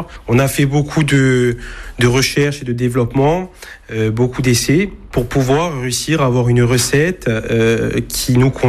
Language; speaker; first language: French; native; French